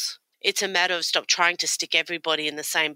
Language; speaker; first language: English; native; English